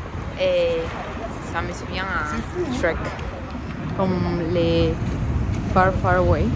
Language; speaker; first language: French; non-native, learner; Spanish